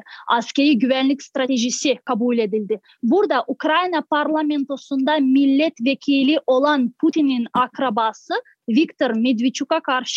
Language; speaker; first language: Turkish; non-native, fluent; Crimean Tatar